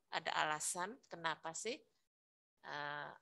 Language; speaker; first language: Indonesian; native; Indonesian